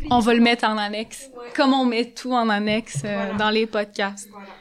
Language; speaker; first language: French; native; French